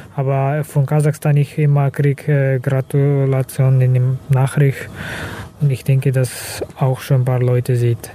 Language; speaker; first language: German; non-native, learner; Kazakh